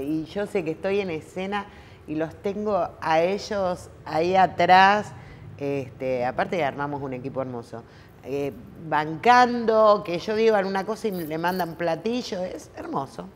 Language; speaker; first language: Spanish; native; Spanish